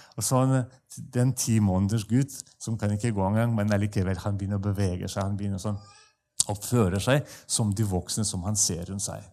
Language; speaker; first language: Norwegian; non-native, fluent; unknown